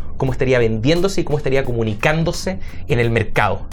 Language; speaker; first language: Spanish; native; Spanish